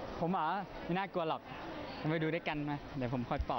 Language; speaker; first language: Thai; native; Thai